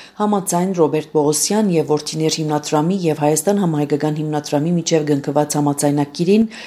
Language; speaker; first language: Armenian; early bilingual, heritage; Armenian